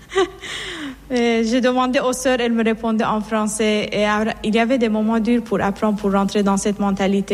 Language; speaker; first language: French; non-native, fluent; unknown